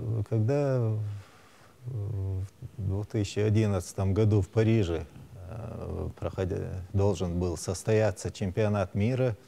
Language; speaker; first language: Russian; non-native, local second language; Chechen